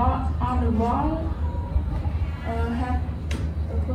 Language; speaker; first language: English; non-native, learner; Khmer